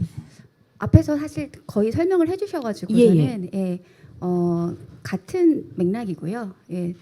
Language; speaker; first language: Korean; native; Korean